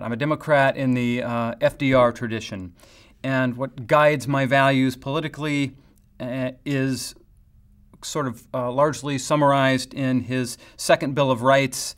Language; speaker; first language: English; native; English